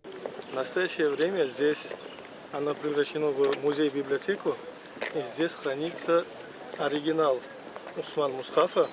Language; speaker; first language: Russian; non-native, local second language; Uzbek